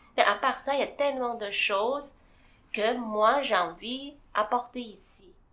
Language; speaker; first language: French; non-native, fluent; Chinese